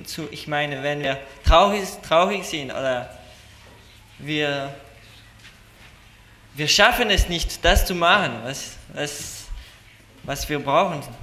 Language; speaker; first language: German; non-native, learner; French